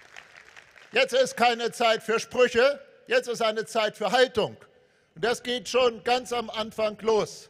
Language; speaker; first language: German; native; German